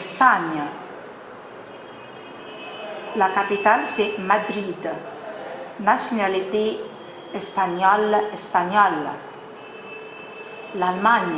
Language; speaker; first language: French; non-native, fluent; Arabic